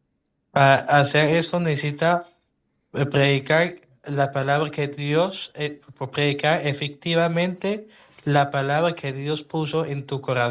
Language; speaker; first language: Spanish; non-native, fluent; Dutch